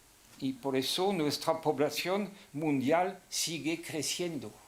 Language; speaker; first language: Spanish; non-native, fluent; French